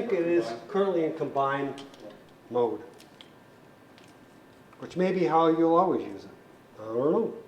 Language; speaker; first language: English; native; English